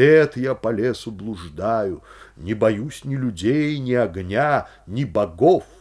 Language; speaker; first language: Russian; native; Russian